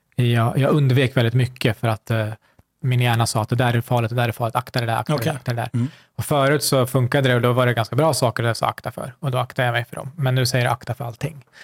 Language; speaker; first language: Swedish; early bilingual, other home language; Kurdish